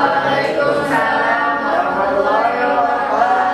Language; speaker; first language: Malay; non-native, local second language; Sundanese